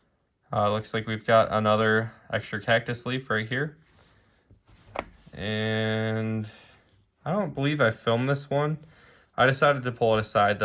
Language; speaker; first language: English; native; English